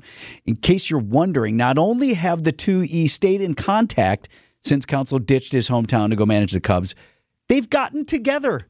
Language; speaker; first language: English; native; English